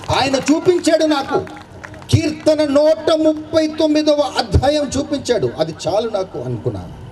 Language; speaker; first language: Telugu; non-native, local second language; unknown